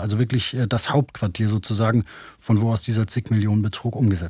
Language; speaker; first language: German; native; German